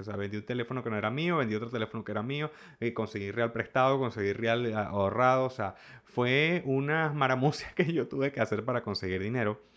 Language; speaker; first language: Spanish; native; Spanish